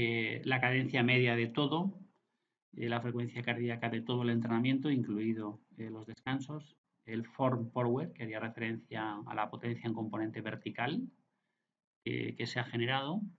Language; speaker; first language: Spanish; native; Spanish